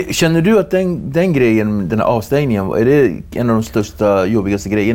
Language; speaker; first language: Swedish; native; Swedish